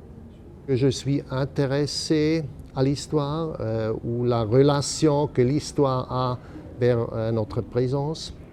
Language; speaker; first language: French; non-native, fluent; German